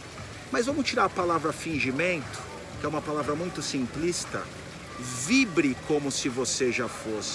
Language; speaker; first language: Portuguese; native; Portuguese